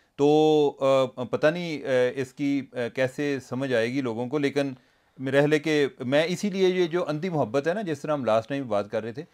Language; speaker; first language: Urdu; non-native, local second language; Punjabi